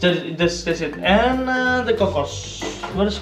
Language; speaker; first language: English; non-native, learner; Indonesian